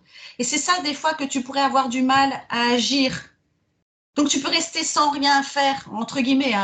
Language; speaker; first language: French; native; French